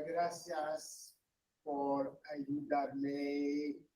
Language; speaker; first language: Spanish; non-native, learner; English